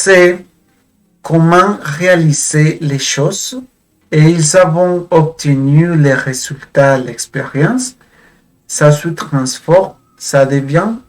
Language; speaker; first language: French; non-native, fluent; Spanish